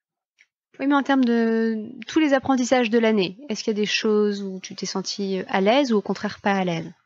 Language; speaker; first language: French; native; French